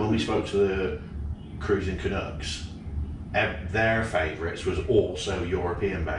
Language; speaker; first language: English; native; English